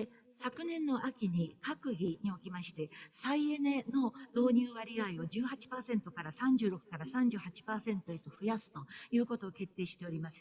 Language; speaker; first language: Japanese; native; Japanese